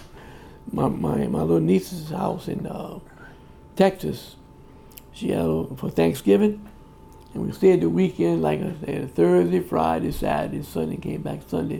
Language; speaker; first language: English; native; English